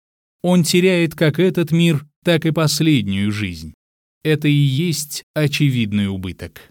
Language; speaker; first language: Russian; native; Russian